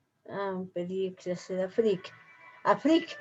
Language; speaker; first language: French; non-native, learner; Spanish